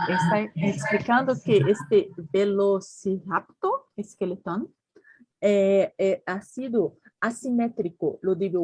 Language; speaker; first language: Spanish; non-native, learner; Portuguese